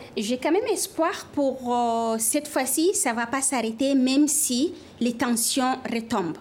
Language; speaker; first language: French; non-native, local second language; Fula